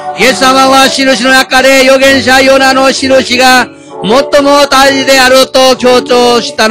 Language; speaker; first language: Japanese; non-native, fluent; Korean